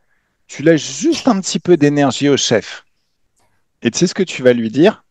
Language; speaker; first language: French; native; French